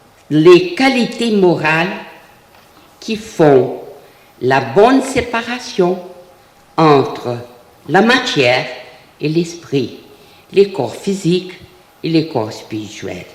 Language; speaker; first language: French; non-native, fluent; Portuguese